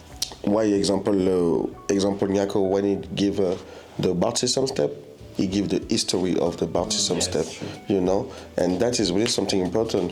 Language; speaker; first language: English; non-native, fluent; French